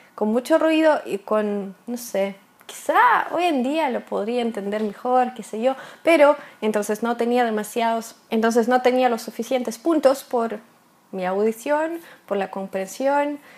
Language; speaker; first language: Spanish; non-native, fluent; Russian